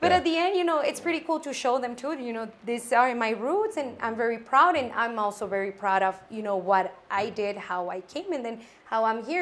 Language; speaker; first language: English; non-native, fluent; Spanish